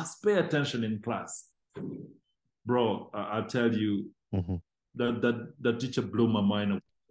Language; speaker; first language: English; non-native, local second language; Acoli